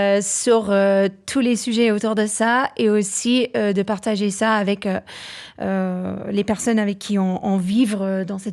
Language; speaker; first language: French; non-native, fluent; English